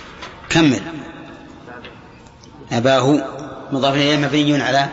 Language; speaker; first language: Arabic; native; Arabic